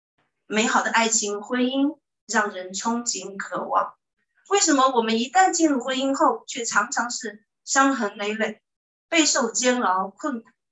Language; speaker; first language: Chinese; native; Chinese